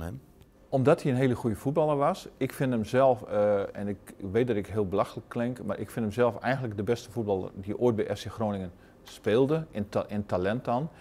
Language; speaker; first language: Dutch; native; Dutch